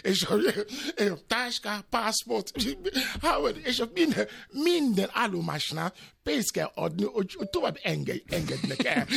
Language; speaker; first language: Hungarian; non-native, learner; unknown